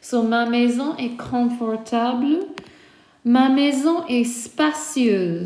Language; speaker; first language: French; non-native, fluent; English